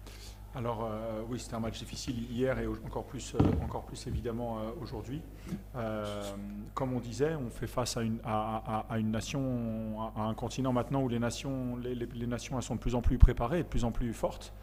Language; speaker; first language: French; native; French